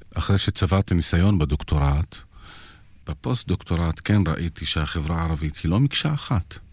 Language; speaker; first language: Hebrew; non-native, local second language; Arabic